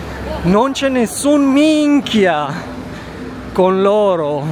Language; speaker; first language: Italian; non-native, fluent; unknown